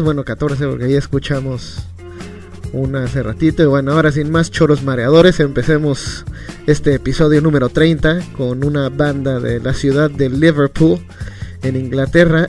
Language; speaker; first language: Spanish; native; Spanish